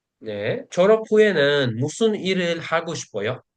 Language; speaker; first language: Korean; non-native, fluent; Uzbek